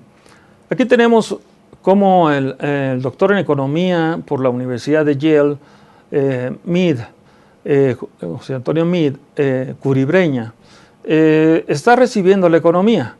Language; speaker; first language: Spanish; native; Spanish